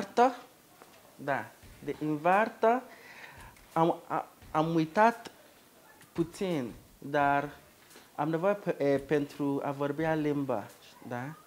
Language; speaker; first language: Romanian; non-native, learner; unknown